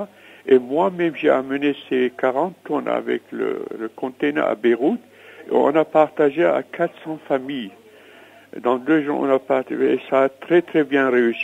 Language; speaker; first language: French; non-native, learner; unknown